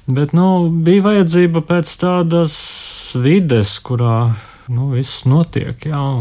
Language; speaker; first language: Latvian; native; Latvian